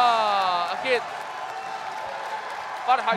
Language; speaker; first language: Arabic; native; Arabic